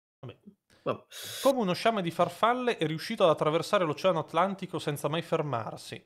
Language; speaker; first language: Italian; native; Italian